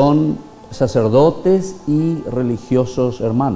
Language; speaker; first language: Spanish; native; Spanish